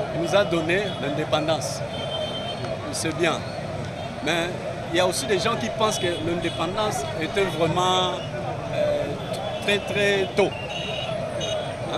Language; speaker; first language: French; non-native, local second language; Lingala